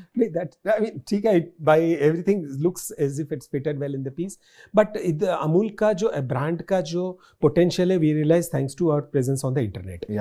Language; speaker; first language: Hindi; non-native, local second language; Gujarati